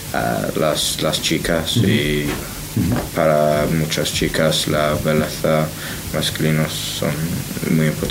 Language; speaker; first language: Spanish; non-native, learner; English